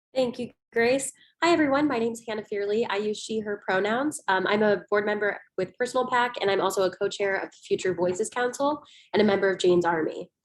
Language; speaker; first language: English; native; English